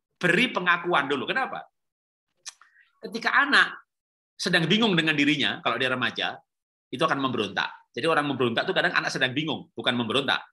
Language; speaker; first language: Indonesian; native; Indonesian